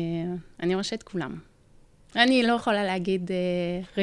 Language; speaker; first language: Hebrew; non-native, fluent; French